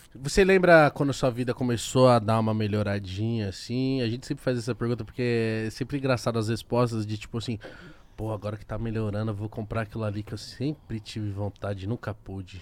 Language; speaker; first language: Portuguese; native; Portuguese